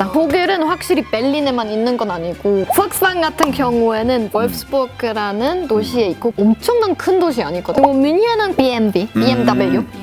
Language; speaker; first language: Korean; non-native, fluent; German